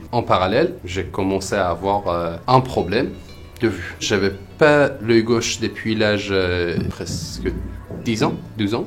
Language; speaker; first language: French; non-native, fluent; Persian